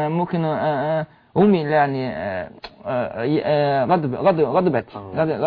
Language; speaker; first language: Arabic; non-native, learner; Chinese